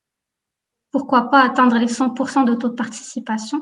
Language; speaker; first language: French; non-native, local second language; Arabic